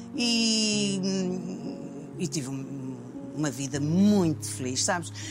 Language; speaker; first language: Portuguese; native; Portuguese